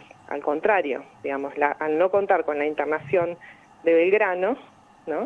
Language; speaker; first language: Spanish; native; Spanish